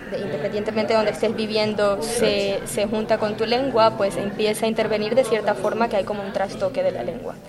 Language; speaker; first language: Spanish; native; Spanish